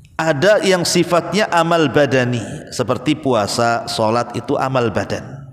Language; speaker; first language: Malay; native; Malay